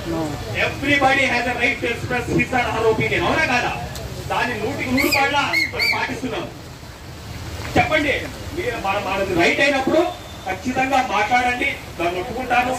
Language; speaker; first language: Telugu; native; Telugu